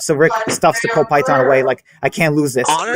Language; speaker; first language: English; native; English